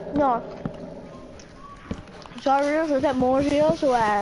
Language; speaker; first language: French; native; French